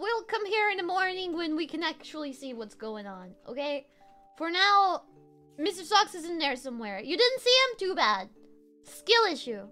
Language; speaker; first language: English; non-native, fluent; Spanish